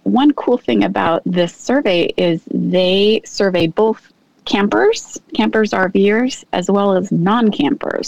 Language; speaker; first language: English; native; English